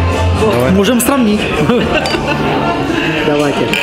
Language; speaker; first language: Russian; native; Russian